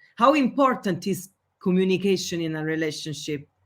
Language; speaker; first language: English; non-native, fluent; Italian